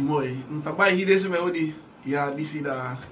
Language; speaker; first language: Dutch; non-native, local second language; Sranan Tongo